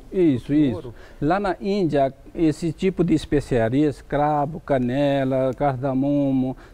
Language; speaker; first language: Portuguese; non-native, learner; Hindi